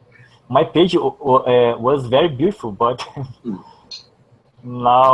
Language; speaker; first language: English; non-native, learner; Portuguese